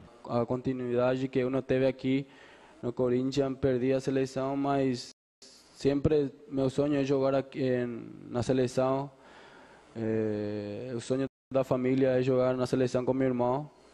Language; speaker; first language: Portuguese; non-native, fluent; Spanish